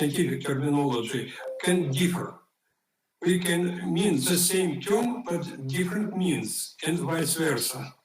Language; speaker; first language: English; non-native, fluent; Ukrainian